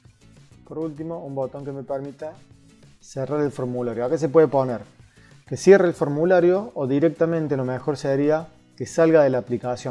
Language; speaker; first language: Spanish; native; Spanish